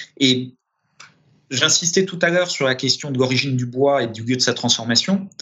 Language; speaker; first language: French; early bilingual, other home language; Romanian